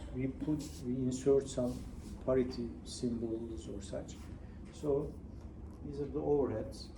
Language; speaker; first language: English; non-native, fluent; Turkish